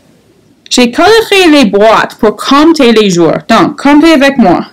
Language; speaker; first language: French; non-native, fluent; English